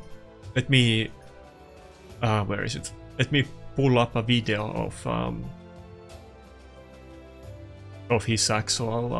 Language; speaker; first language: English; non-native, fluent; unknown